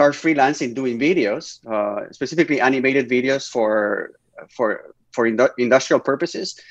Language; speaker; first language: English; non-native, fluent; Spanish